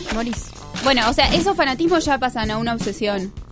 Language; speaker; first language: Spanish; native; Spanish